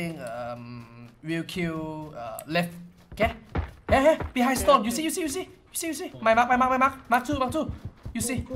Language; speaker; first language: English; non-native, learner; Thai